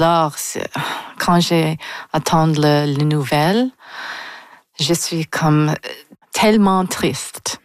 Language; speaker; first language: French; non-native, learner; English